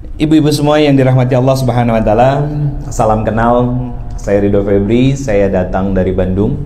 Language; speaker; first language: Indonesian; native; Indonesian